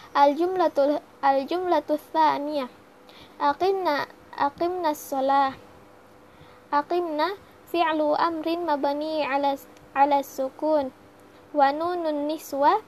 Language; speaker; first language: Arabic; non-native, learner; Indonesian